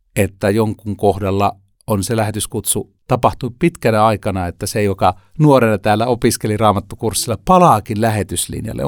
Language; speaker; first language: Finnish; native; Finnish